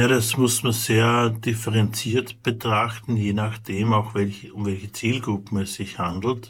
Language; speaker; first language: German; native; German